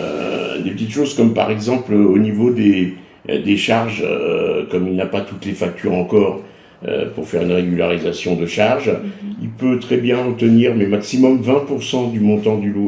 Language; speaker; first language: French; native; French